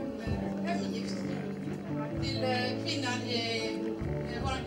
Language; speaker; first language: Swedish; non-native, fluent; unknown